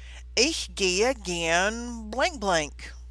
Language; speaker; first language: German; non-native, fluent; English